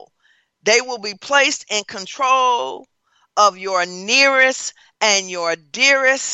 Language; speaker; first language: English; native; English